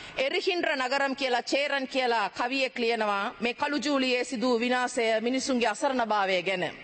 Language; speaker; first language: Sinhala; non-native, local second language; Tamil